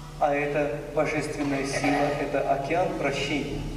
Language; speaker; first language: Russian; native; Russian